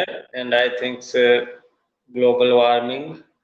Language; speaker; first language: English; non-native, learner; Hindi